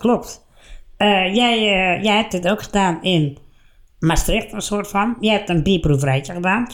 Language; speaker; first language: Dutch; native; Dutch